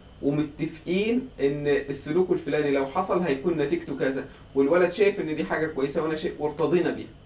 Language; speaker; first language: Arabic; native; Arabic